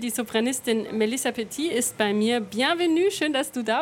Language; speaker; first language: German; native; German